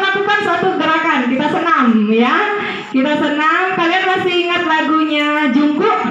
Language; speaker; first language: Indonesian; native; Indonesian